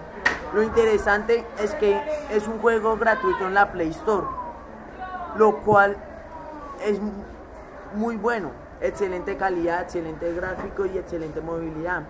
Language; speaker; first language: Spanish; native; Spanish